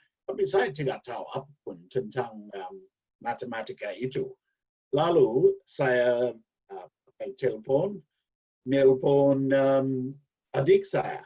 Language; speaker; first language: Indonesian; non-native, learner; English